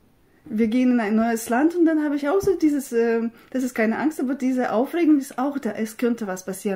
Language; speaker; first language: German; non-native, fluent; Russian